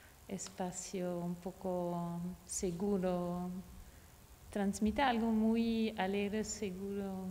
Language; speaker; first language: Spanish; non-native, fluent; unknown